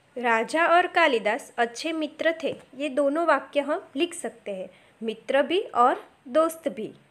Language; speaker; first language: Hindi; non-native, local second language; Gujarati